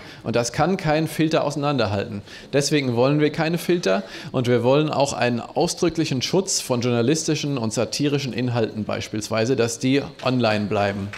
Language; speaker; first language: German; native; German